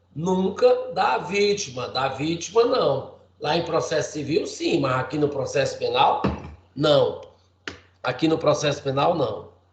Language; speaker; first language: Portuguese; native; Portuguese